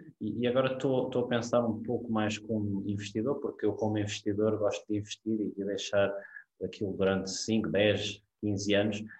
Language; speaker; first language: Portuguese; native; Portuguese